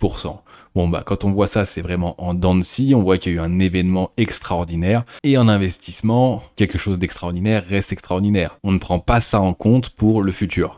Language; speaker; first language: French; native; French